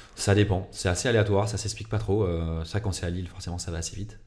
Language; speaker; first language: French; native; French